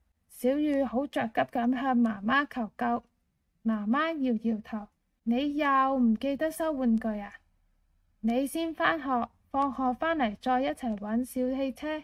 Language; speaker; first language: Cantonese; native; Cantonese